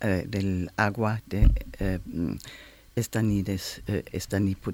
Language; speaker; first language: Spanish; non-native, learner; German